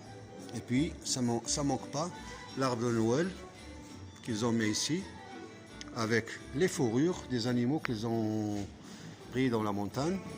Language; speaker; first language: French; non-native, fluent; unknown